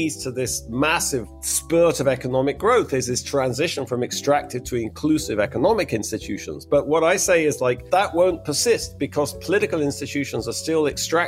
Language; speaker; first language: English; native; English